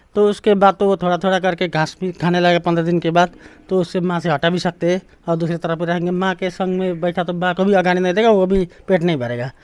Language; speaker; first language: Hindi; non-native, local second language; Nepali